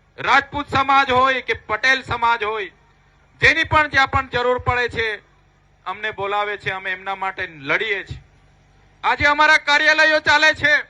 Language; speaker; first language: Gujarati; non-native, local second language; Vasavi